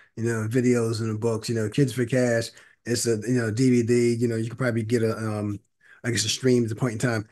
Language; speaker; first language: English; native; English